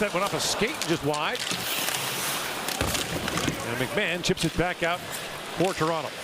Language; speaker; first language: English; native; English